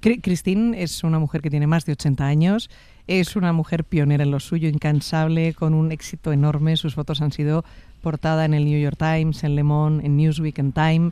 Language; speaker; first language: Spanish; native; Spanish